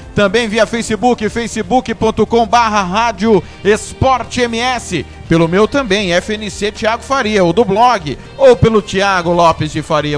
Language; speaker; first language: Portuguese; native; Portuguese